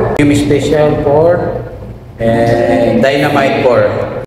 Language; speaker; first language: English; non-native, local second language; Filipino